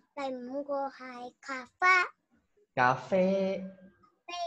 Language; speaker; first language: Chinese; non-native, learner; Vietnamese